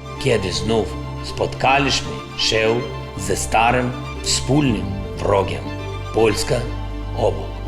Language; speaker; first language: Polish; non-native, learner; Ukrainian